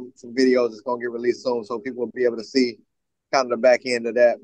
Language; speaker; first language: English; native; English